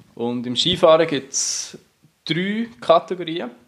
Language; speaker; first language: German; native; German